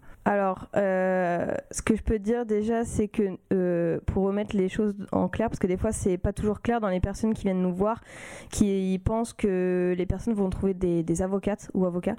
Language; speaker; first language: French; native; French